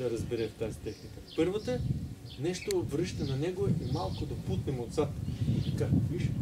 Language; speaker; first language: Bulgarian; non-native, learner; Russian